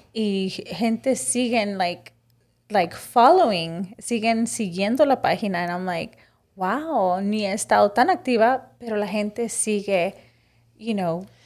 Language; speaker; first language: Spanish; early bilingual, heritage; Spanish